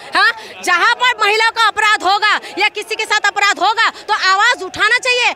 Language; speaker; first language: Hindi; non-native, local second language; Assamese